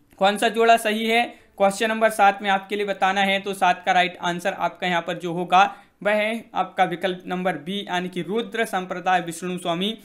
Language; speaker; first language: Hindi; native; Hindi